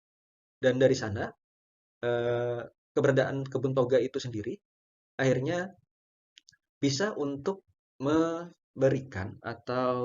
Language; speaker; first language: Indonesian; native; Indonesian